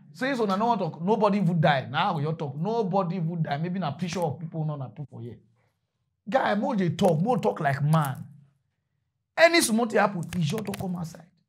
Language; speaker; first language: Nigerian Pidgin; non-native, local second language; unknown